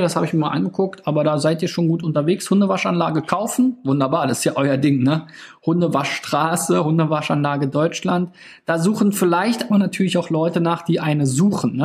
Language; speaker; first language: German; native; German